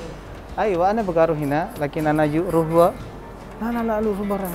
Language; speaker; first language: Arabic; non-native, learner; Indonesian